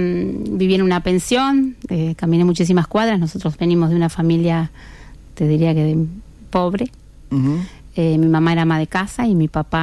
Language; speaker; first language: Spanish; native; Spanish